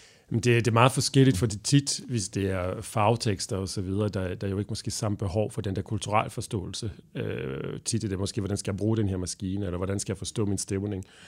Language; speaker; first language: Danish; non-native, fluent; French